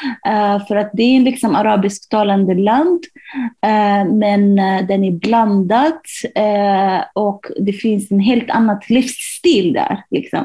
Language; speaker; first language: Swedish; non-native, fluent; Arabic